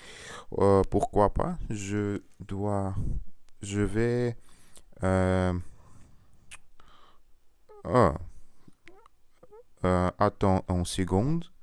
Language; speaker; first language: French; non-native, learner; Russian